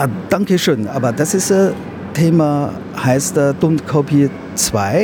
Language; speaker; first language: German; non-native, learner; Chinese